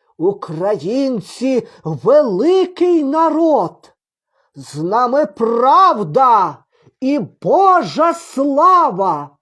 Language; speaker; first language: Ukrainian; native; Ukrainian